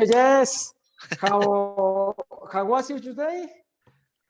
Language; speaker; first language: English; non-native, learner; Spanish